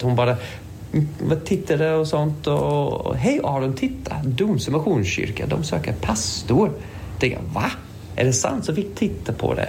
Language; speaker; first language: Swedish; non-native, fluent; English